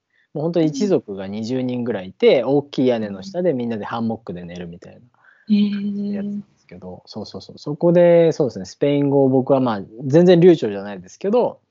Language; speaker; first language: Japanese; native; Japanese